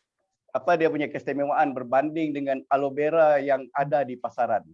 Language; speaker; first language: Malay; native; Malay